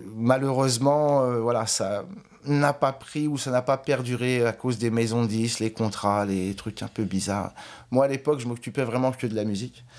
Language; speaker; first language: French; native; French